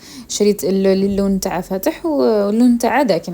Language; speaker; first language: Arabic; native; Arabic